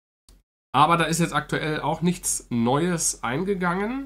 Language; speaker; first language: German; native; German